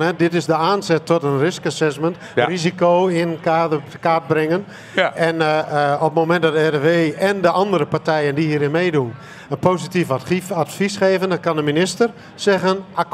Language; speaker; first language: Dutch; native; Dutch